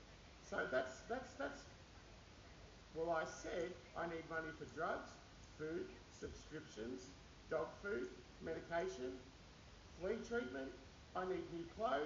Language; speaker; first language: English; native; English